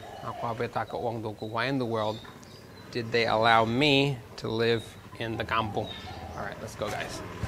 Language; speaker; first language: English; early bilingual, other home language; Javanese